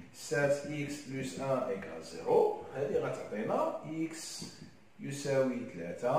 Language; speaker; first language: French; non-native, local second language; Arabic